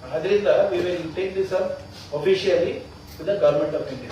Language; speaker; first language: English; non-native, local second language; Kannada